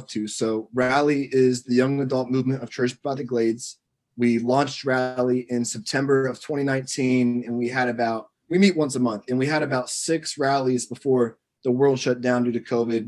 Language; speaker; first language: English; native; English